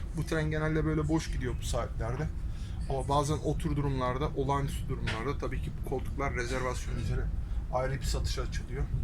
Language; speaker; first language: Turkish; early bilingual, heritage; Turkish